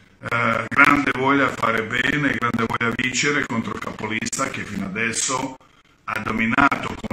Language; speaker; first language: Italian; non-native, fluent; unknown